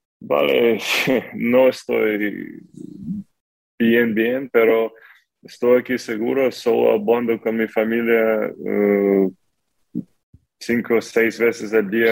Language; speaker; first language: Spanish; non-native, learner; Ukrainian